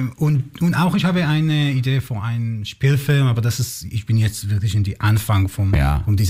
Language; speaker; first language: German; non-native, learner; Hebrew